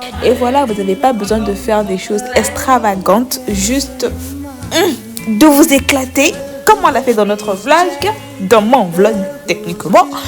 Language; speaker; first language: French; native; French